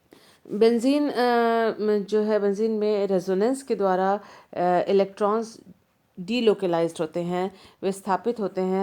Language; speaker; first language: Hindi; native; Hindi